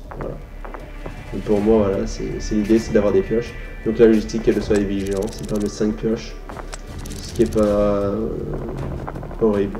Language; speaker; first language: French; native; French